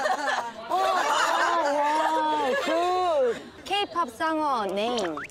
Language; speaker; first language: English; non-native, learner; Korean